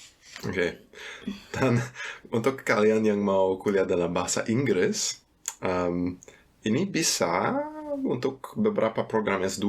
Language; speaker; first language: Indonesian; non-native, fluent; German